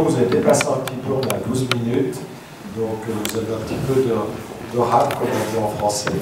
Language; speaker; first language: French; native; French